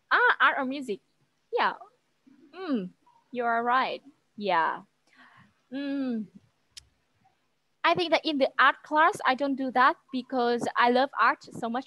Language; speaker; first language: English; non-native, fluent; Vietnamese